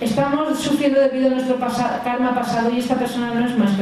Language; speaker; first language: Spanish; native; Spanish